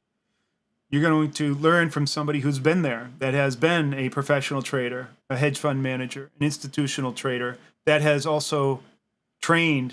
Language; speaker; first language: English; native; English